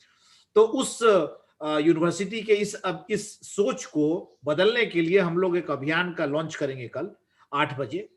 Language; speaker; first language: Hindi; native; Hindi